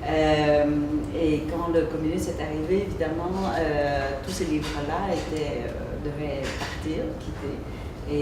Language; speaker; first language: French; early bilingual, other home language; Vietnamese